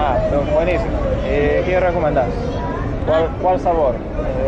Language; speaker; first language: Spanish; non-native, fluent; English